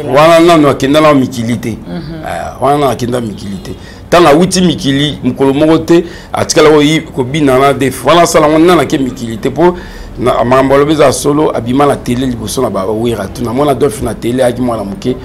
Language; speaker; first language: Lingala; native; Lingala